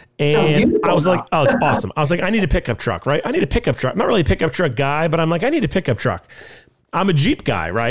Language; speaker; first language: English; native; English